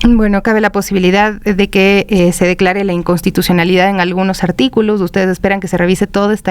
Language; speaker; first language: Spanish; native; Spanish